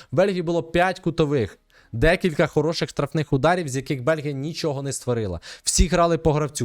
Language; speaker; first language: Ukrainian; native; Ukrainian